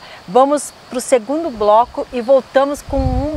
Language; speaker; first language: Portuguese; native; Portuguese